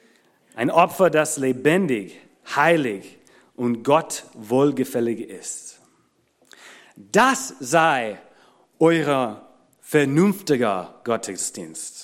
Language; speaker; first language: German; non-native, fluent; English